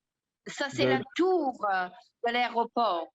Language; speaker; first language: French; non-native, local second language; Luxembourgish